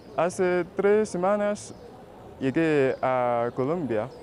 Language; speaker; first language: Spanish; non-native, fluent; Chinese